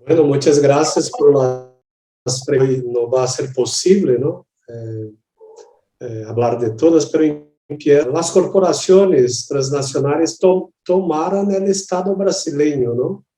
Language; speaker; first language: Spanish; non-native, learner; Portuguese